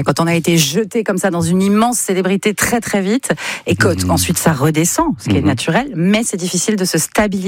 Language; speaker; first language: French; native; French